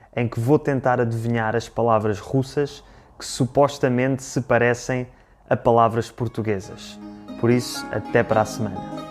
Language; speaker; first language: Portuguese; native; Portuguese